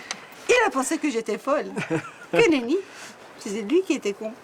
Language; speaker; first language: French; non-native, fluent; Persian